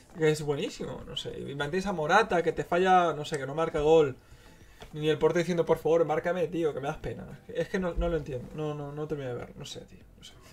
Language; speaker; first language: Spanish; native; Spanish